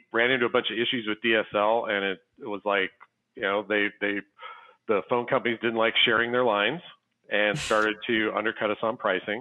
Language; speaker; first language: English; native; English